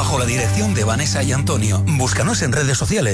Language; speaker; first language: Spanish; native; Spanish